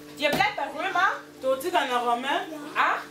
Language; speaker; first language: German; early bilingual, heritage; German